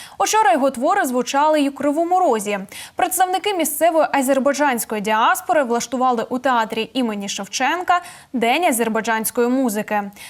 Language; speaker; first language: Ukrainian; native; Ukrainian